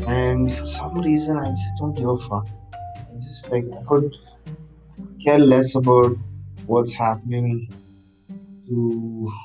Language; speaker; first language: English; non-native, local second language; Malayalam